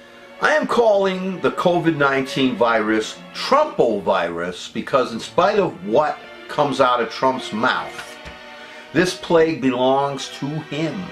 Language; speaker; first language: English; native; English